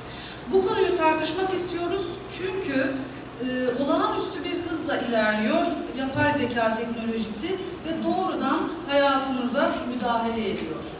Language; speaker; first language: Turkish; native; Turkish